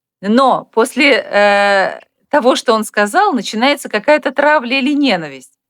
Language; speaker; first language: Russian; native; Russian